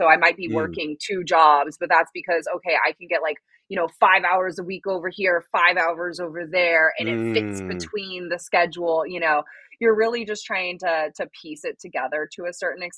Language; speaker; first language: English; native; English